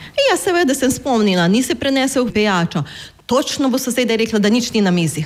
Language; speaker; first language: Slovenian; non-native, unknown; Ukrainian